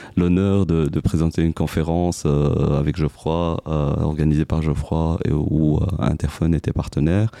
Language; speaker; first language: French; non-native, local second language; Arabic